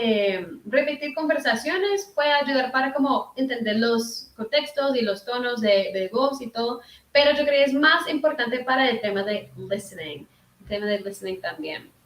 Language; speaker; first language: Spanish; early bilingual, heritage; Spanish